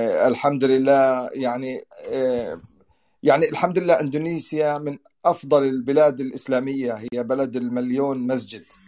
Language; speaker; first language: Arabic; native; Arabic